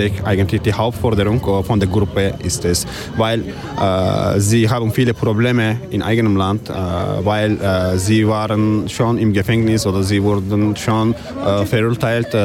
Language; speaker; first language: German; non-native, learner; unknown